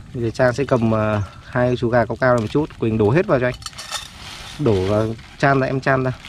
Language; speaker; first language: Vietnamese; native; Vietnamese